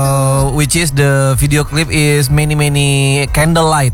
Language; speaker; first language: English; non-native, learner; Indonesian